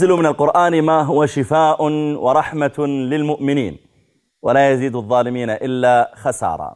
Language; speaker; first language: Arabic; native; Arabic